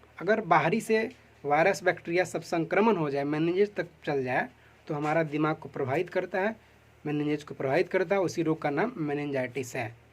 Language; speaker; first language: Hindi; native; Hindi